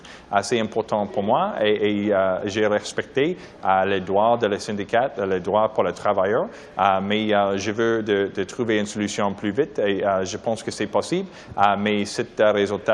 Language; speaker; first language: French; non-native, local second language; English